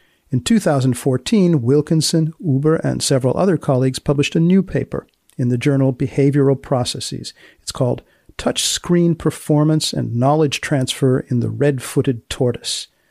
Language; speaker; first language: English; native; English